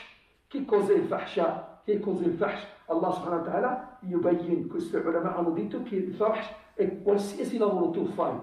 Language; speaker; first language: Italian; non-native, fluent; Arabic